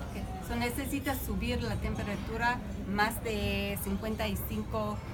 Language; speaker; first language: Spanish; non-native, fluent; English